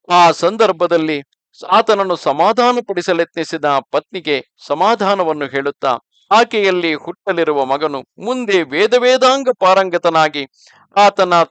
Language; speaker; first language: Kannada; native; Kannada